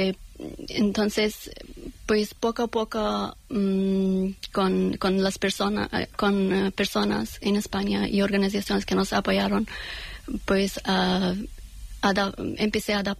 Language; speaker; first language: Spanish; non-native, learner; Persian